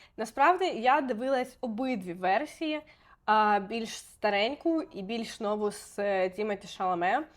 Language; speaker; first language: Ukrainian; non-native, local second language; Russian